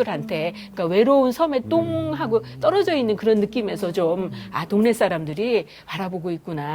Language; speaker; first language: Korean; native; Korean